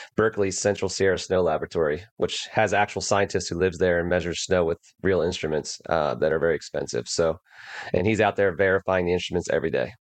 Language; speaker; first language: English; native; English